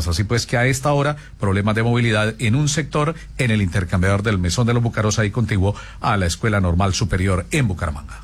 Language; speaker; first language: Spanish; native; Spanish